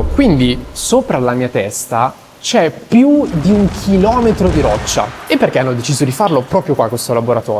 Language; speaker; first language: Italian; native; Italian